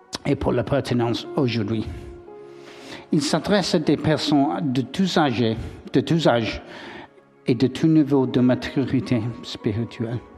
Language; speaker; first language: French; non-native, learner; English